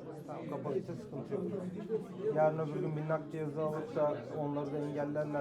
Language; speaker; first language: Turkish; native; Turkish